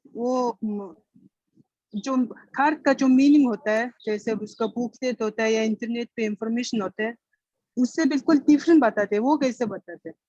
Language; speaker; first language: Hindi; non-native, fluent; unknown